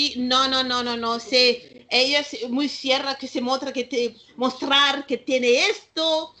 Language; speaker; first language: Spanish; non-native, learner; Malagasy